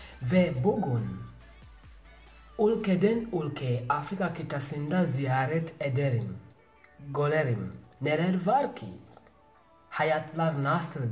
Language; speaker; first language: Turkish; non-native, learner; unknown